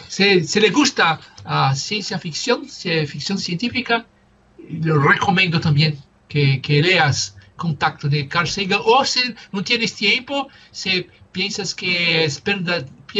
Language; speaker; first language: Spanish; non-native, fluent; Portuguese